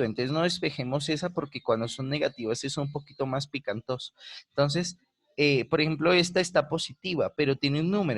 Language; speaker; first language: Spanish; native; Spanish